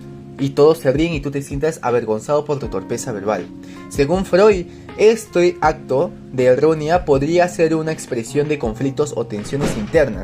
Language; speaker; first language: Spanish; native; Spanish